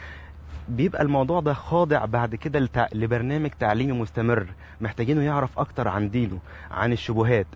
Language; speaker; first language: Arabic; native; Arabic